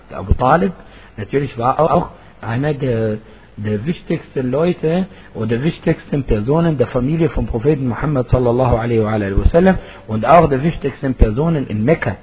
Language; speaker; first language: German; non-native, fluent; Arabic